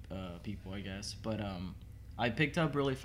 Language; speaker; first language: English; non-native, fluent; Spanish